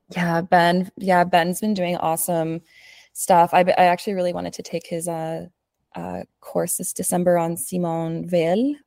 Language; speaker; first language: English; early bilingual, other home language; Spanish